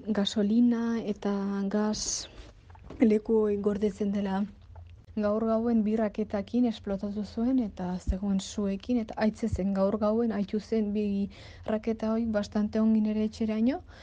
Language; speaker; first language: Basque; non-native, learner; Ukrainian